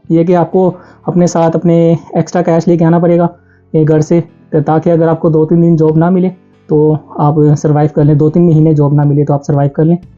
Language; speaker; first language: Urdu; non-native, local second language; Punjabi